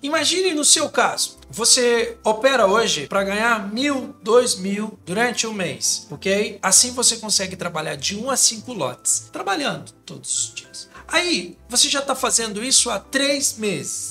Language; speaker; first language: Portuguese; native; Portuguese